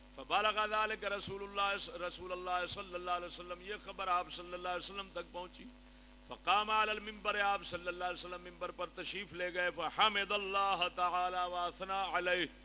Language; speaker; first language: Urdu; non-native, local second language; Punjabi